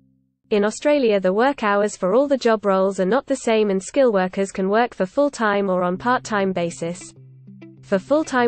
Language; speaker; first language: English; non-native, local second language; Hindi